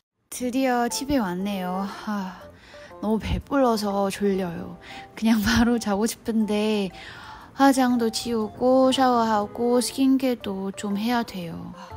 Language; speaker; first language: Korean; non-native, fluent; Vietnamese